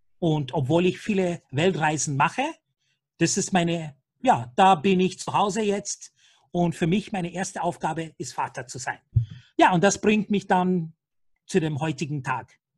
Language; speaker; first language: German; non-native, fluent; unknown